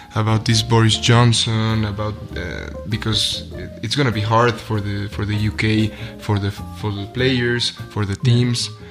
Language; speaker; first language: English; non-native, fluent; Spanish